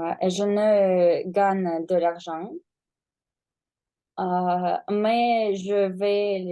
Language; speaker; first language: French; non-native, learner; Russian